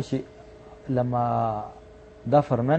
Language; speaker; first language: Arabic; native; Arabic